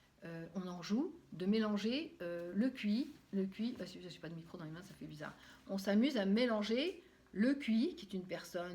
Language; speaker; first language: French; native; French